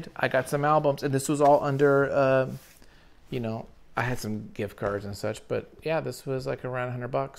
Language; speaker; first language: English; native; English